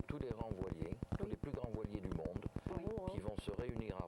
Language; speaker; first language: French; native; French